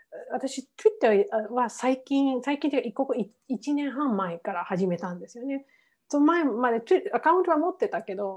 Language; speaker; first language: Japanese; non-native, fluent; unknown